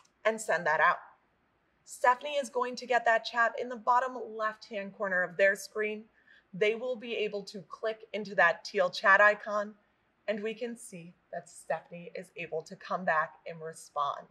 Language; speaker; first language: English; native; English